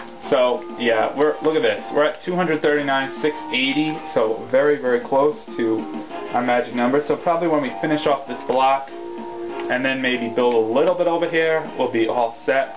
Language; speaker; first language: English; native; English